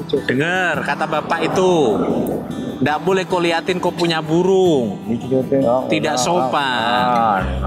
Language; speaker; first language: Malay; non-native, local second language; Javanese